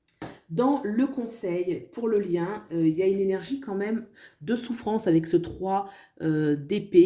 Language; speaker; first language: French; native; French